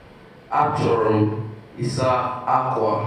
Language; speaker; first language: Igbo; non-native, learner; English